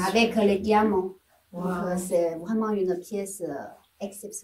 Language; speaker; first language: French; non-native, fluent; Chinese